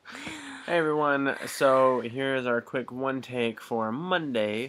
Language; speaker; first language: English; native; English